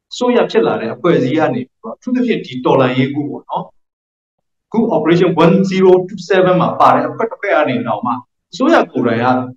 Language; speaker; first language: Burmese; non-native, local second language; Karen languages